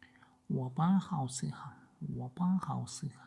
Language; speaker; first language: Chinese; non-native, learner; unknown